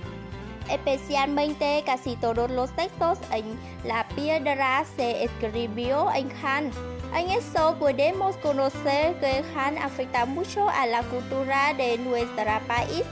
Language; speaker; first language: Spanish; non-native, learner; Vietnamese